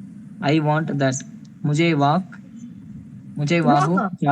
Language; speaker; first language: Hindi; non-native, learner; Tamil